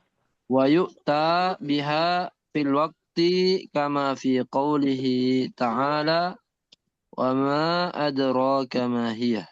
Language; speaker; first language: Arabic; non-native, learner; Indonesian